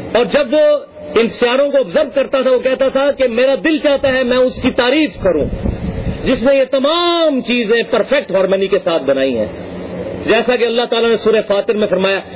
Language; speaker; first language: Urdu; non-native, local second language; Punjabi